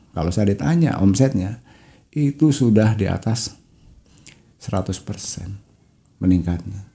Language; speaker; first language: Indonesian; non-native, local second language; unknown